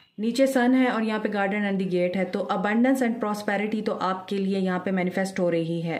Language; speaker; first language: Urdu; native; Urdu